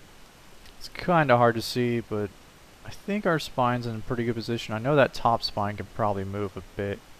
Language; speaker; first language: English; native; English